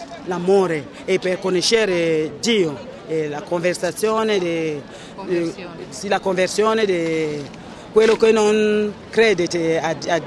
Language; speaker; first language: Italian; non-native, learner; French